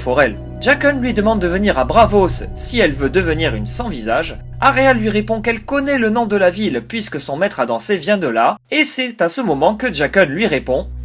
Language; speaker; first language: French; native; French